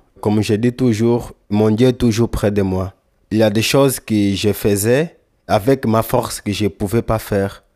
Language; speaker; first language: French; non-native, learner; Lingala